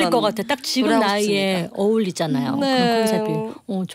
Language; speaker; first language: Korean; native; Korean